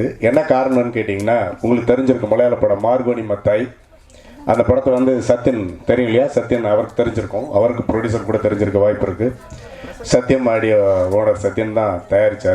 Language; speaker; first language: Tamil; native; Tamil